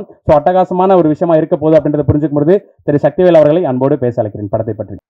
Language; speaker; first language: Tamil; native; Tamil